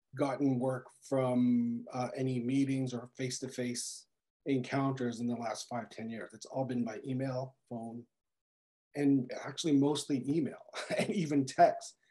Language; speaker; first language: English; native; English